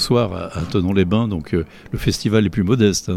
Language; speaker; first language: French; native; French